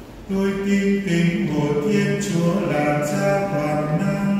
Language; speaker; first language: Vietnamese; native; Vietnamese